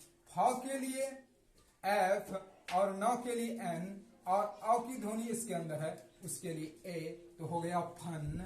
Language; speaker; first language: Hindi; native; Hindi